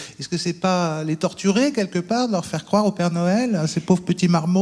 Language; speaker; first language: French; native; French